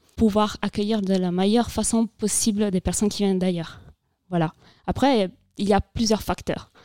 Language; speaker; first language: French; non-native, fluent; Italian